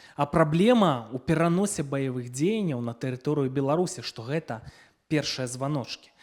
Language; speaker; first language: Belarusian; non-native, local second language; Russian